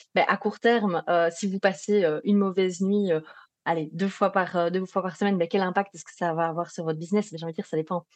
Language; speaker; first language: French; native; French